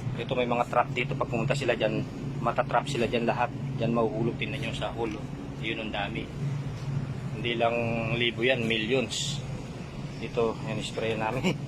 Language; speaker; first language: Filipino; non-native, local second language; Pampanga